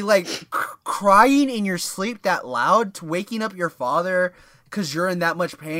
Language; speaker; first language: English; native; English